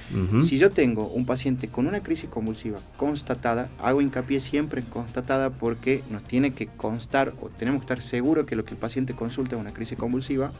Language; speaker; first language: Spanish; native; Spanish